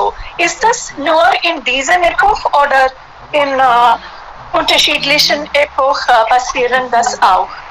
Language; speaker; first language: German; non-native, learner; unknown